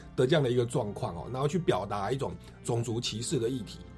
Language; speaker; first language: Chinese; non-native, local second language; Min Nan Chinese